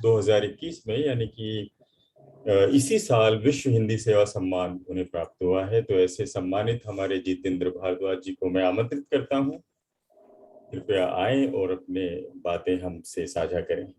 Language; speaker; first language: Hindi; native; Hindi